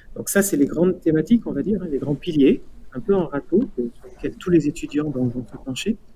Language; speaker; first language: French; native; French